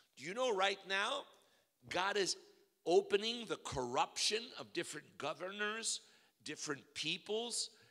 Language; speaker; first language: English; early bilingual, other home language; Russian